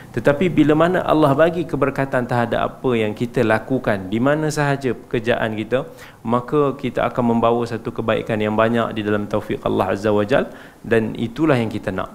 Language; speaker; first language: Malay; native; Malay